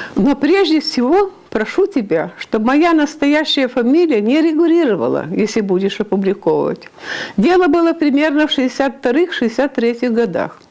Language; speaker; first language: Russian; non-native, local second language; Ukrainian